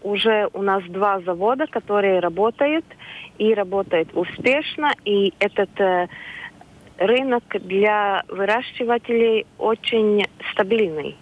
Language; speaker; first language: Russian; non-native, local second language; Latvian